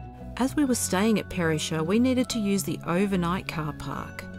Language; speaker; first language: English; native; English